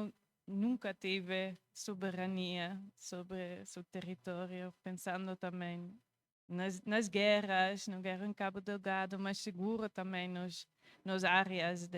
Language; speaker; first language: Portuguese; non-native, fluent; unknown